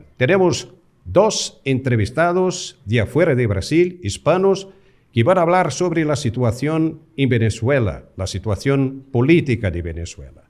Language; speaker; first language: Spanish; non-native, fluent; Portuguese